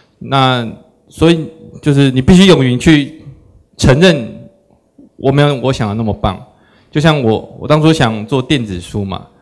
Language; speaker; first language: Chinese; native; Chinese